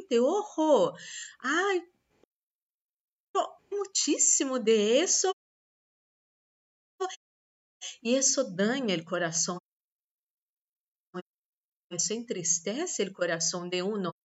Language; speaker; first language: Spanish; non-native, learner; Portuguese